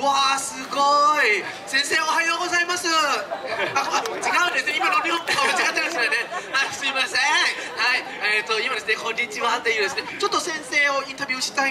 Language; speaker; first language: Japanese; non-native, fluent; Thai